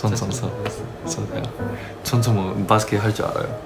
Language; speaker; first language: Korean; non-native, fluent; Chinese